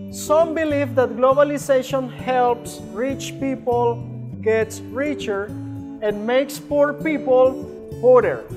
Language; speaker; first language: English; non-native, fluent; Spanish